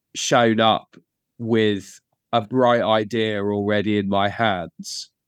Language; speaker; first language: English; native; English